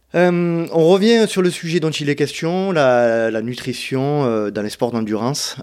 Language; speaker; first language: French; native; French